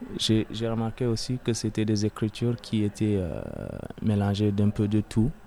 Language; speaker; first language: French; non-native, fluent; Arabic